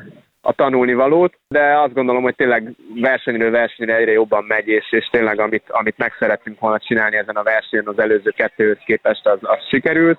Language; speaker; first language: Hungarian; native; Hungarian